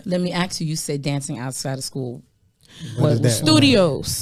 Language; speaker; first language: English; native; English